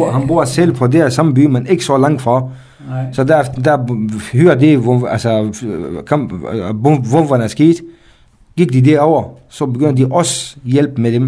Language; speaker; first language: Danish; non-native, fluent; Kurdish